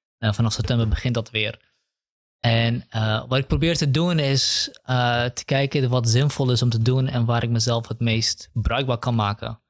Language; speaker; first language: Dutch; early bilingual, other home language; Kurdish